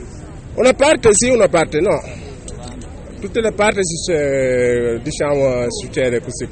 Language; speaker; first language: Italian; non-native, learner; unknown